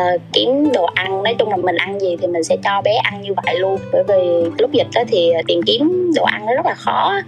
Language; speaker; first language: Vietnamese; native; Vietnamese